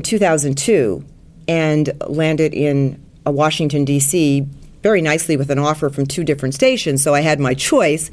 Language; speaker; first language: English; native; English